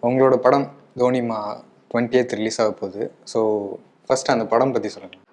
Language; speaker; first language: Tamil; native; Tamil